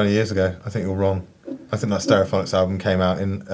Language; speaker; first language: English; native; English